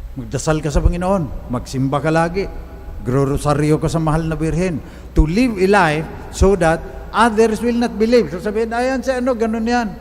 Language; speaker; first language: Filipino; non-native, local second language; Cebuano